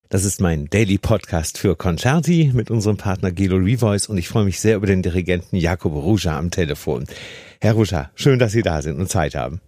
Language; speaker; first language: German; native; German